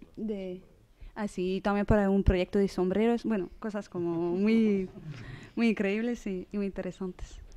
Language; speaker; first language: Spanish; non-native, fluent; French